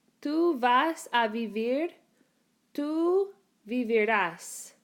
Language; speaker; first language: Spanish; non-native, learner; English